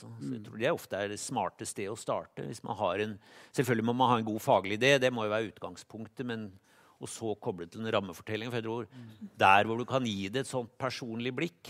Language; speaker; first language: Norwegian; native; Norwegian